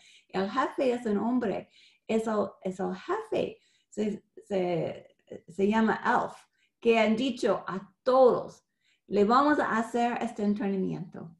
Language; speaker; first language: Spanish; non-native, fluent; English